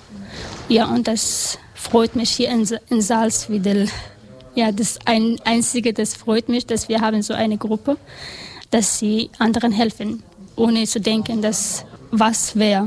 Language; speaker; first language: German; non-native, learner; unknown